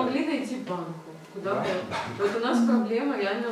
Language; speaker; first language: Russian; native; Russian